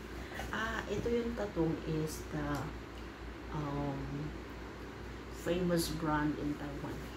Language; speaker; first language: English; non-native, local second language; Filipino